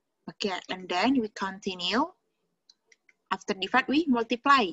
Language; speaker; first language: English; non-native, fluent; Indonesian